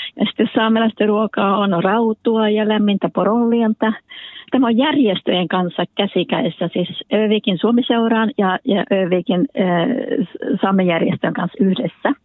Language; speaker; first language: Finnish; early bilingual, heritage; Finnish